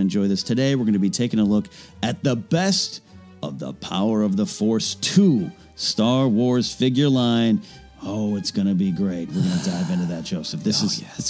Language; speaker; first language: English; native; English